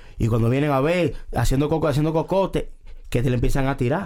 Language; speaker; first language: Spanish; early bilingual, heritage; Spanish